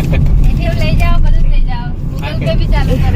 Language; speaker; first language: Gujarati; non-native, local second language; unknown